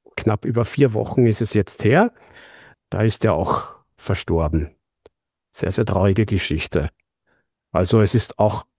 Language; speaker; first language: German; native; German